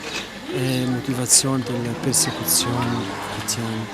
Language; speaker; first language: French; non-native, learner; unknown